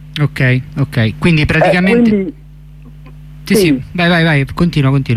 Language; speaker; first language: Italian; native; Italian